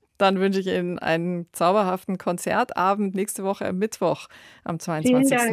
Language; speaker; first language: German; native; German